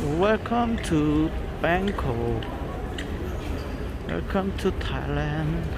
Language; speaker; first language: English; non-native, learner; Korean